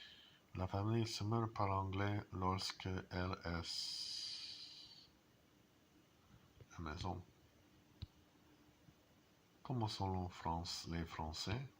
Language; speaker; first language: French; non-native, learner; English